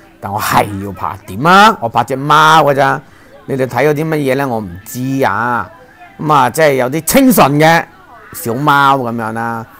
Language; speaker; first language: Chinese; non-native, local second language; Cantonese